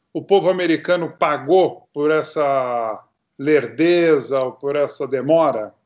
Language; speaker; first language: Portuguese; native; Portuguese